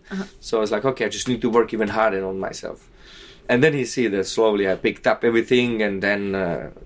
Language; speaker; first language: English; non-native, fluent; Slovak